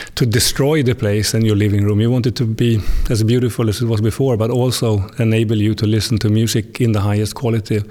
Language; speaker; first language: English; non-native, fluent; Swedish